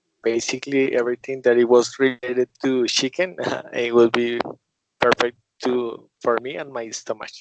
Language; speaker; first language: English; non-native, learner; Spanish